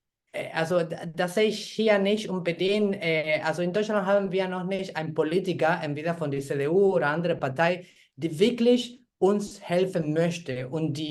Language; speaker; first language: German; non-native, fluent; Spanish